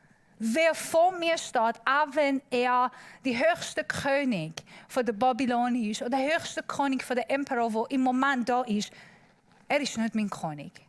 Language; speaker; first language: German; non-native, learner; Persian